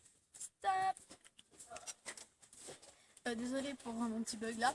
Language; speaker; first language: French; native; French